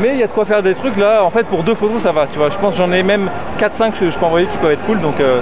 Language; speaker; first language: French; native; French